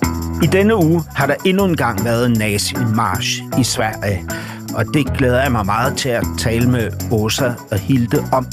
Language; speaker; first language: Danish; native; Danish